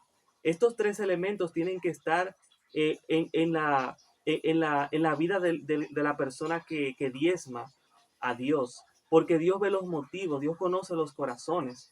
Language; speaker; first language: Spanish; native; Spanish